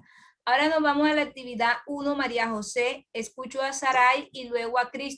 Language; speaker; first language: Spanish; native; Spanish